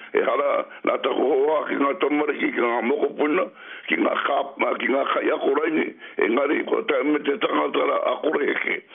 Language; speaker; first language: Māori; native; Māori